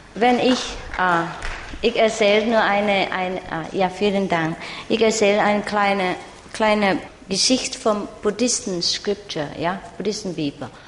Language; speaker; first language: German; non-native, learner; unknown